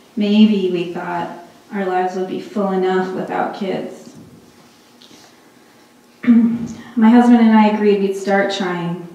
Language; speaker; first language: English; early bilingual, other home language; Hindi